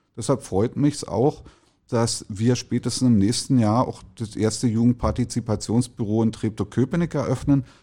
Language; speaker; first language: German; native; German